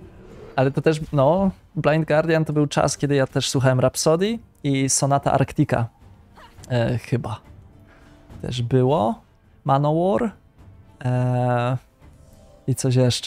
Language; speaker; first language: Polish; native; Polish